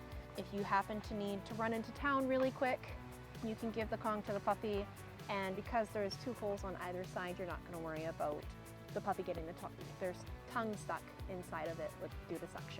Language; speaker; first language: English; native; English